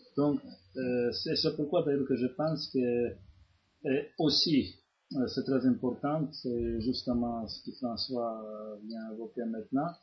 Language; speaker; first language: French; non-native, fluent; Georgian